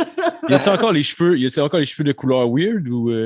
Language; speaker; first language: French; native; French